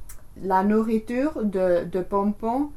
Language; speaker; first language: French; non-native, learner; English